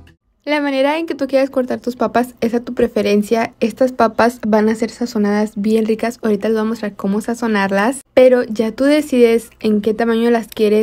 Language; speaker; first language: Spanish; native; Spanish